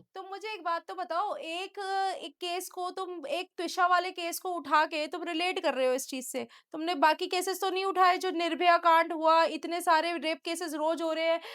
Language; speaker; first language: Hindi; native; Hindi